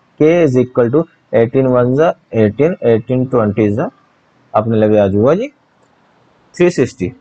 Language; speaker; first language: Hindi; non-native, local second language; Punjabi